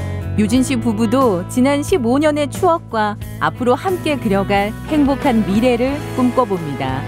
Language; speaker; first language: Korean; native; Korean